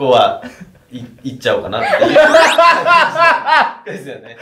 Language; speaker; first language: Japanese; native; Japanese